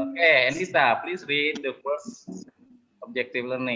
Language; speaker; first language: English; non-native, learner; Indonesian